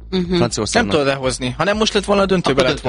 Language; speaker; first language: Hungarian; native; Hungarian